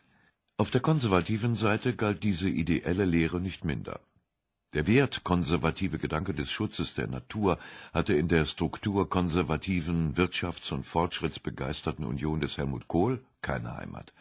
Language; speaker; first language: German; native; German